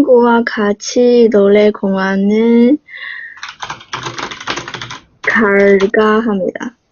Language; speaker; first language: Korean; non-native, learner; Chinese